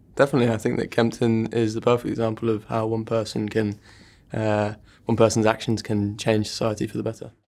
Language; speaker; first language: English; native; English